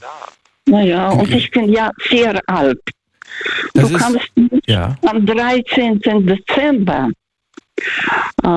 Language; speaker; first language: German; non-native, fluent; Russian